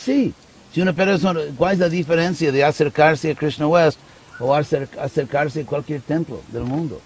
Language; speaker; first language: Spanish; non-native, fluent; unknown